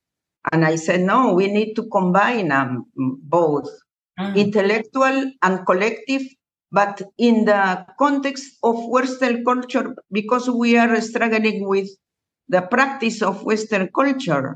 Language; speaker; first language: English; non-native, learner; Spanish